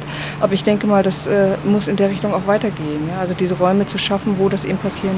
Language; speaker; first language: German; native; German